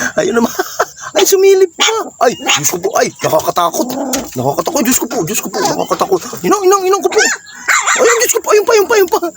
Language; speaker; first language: Filipino; native; Filipino